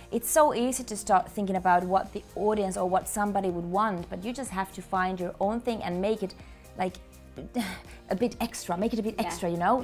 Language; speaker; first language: English; non-native, fluent; Finnish